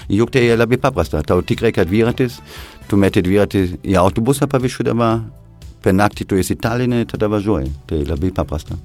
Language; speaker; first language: Lithuanian; non-native, fluent; German